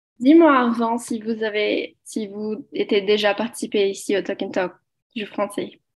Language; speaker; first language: French; non-native, learner; Portuguese